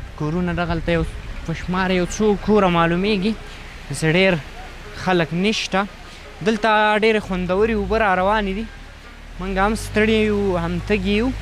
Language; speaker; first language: Pashto; native; Pashto